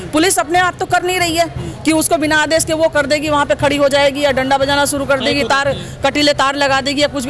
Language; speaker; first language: Hindi; native; Hindi